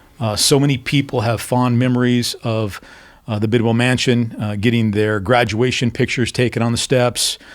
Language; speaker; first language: English; native; English